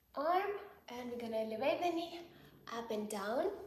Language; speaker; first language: English; non-native, fluent; Ukrainian